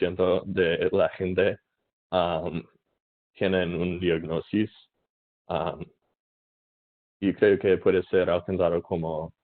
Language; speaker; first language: Spanish; non-native, learner; English